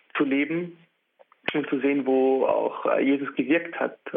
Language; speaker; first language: German; early bilingual, heritage; German